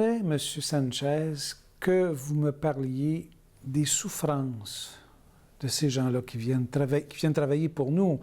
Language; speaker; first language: French; native; French